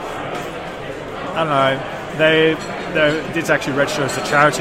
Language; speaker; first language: English; native; English